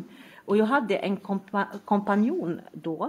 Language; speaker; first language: Swedish; non-native, fluent; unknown